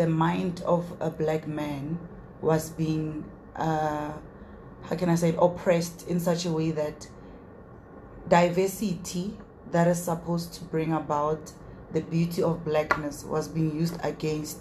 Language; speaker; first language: English; non-native, local second language; Tswana